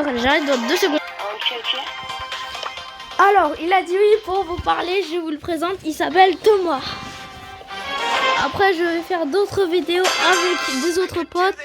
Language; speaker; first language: French; native; French